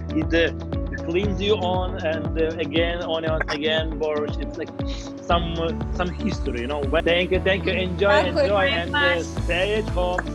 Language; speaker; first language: English; non-native, fluent; Ukrainian